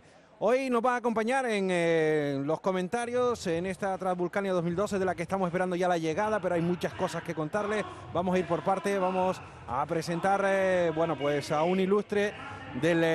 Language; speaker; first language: Spanish; native; Spanish